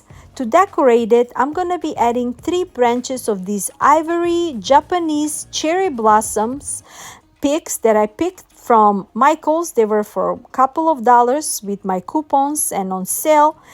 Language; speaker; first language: English; non-native, fluent; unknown